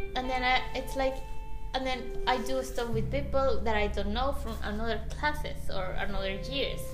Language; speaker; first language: English; non-native, fluent; Spanish